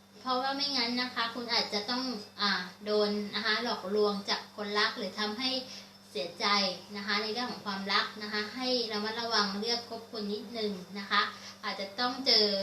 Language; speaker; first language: Thai; native; Thai